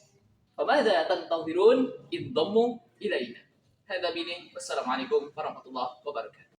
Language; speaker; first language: Arabic; non-native, fluent; Indonesian